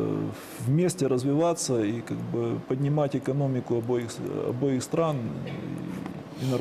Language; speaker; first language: Russian; native; Russian